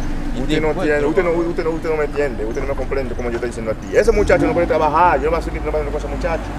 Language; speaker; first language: Spanish; native; Spanish